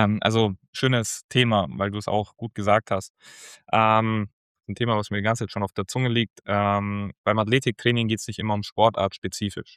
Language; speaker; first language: German; native; German